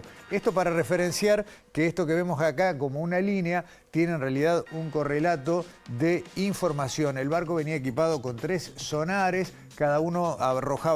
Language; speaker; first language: Spanish; native; Spanish